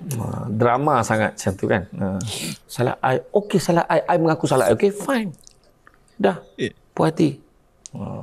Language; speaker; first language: Malay; native; Malay